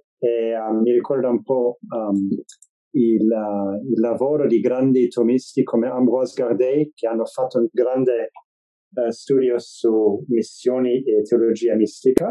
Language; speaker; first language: Italian; non-native, fluent; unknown